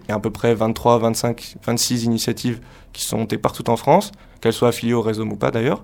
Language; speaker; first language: French; native; French